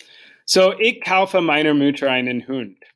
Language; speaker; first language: German; non-native, learner; English